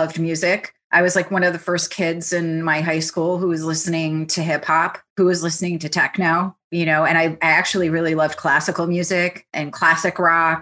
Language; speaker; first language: English; early bilingual, other home language; Italian